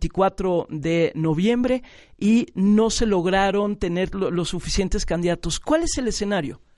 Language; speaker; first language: Spanish; native; Spanish